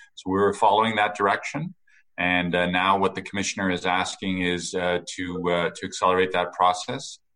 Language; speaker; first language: English; native; English